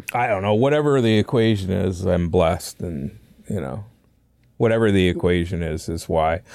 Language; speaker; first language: English; native; English